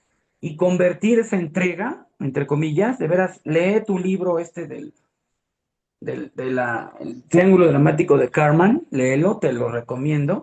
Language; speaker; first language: Spanish; native; Spanish